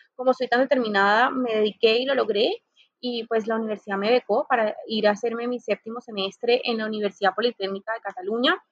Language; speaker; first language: Spanish; native; Spanish